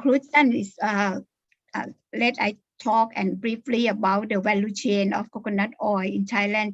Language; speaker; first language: English; non-native, learner; Thai